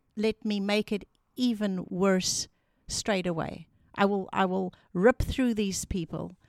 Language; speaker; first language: English; non-native, local second language; Afrikaans